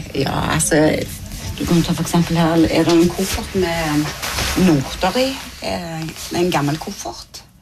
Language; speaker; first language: Norwegian; native; Norwegian